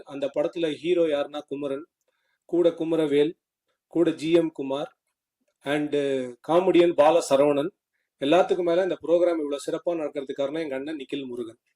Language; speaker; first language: Tamil; native; Tamil